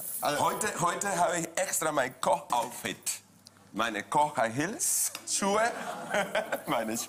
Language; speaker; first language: German; non-native, fluent; Spanish